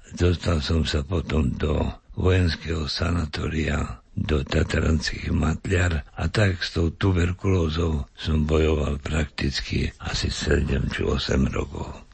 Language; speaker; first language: Slovak; native; Slovak